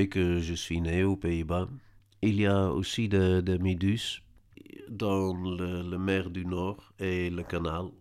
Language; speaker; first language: French; non-native, learner; Dutch